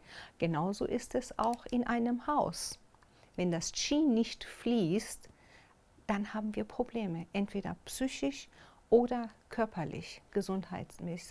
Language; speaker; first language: German; non-native, fluent; Persian